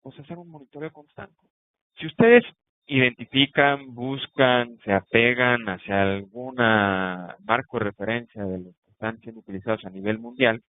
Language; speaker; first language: Spanish; native; Spanish